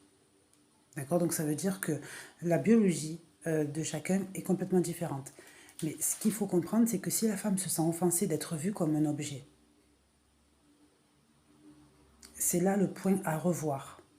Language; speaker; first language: French; native; French